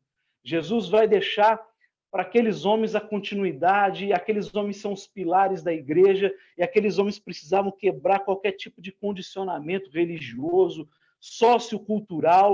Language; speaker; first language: Portuguese; native; Portuguese